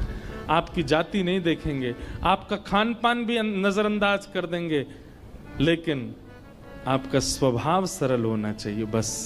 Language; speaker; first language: Hindi; native; Hindi